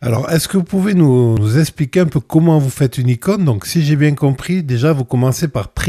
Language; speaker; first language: French; native; French